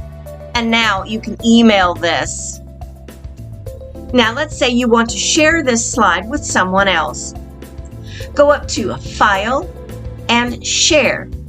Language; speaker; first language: English; native; English